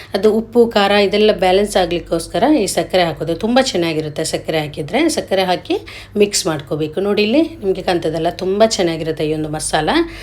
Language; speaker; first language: Kannada; non-native, local second language; Malayalam